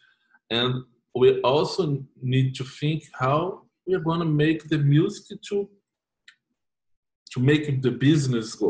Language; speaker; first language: English; non-native, fluent; Portuguese